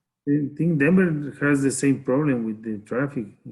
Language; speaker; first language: English; non-native, learner; Spanish